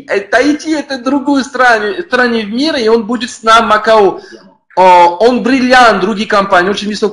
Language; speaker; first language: Russian; non-native, learner; French